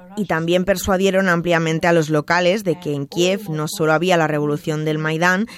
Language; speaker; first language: Spanish; non-native, fluent; Russian